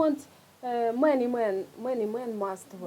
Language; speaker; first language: English; non-native, learner; Russian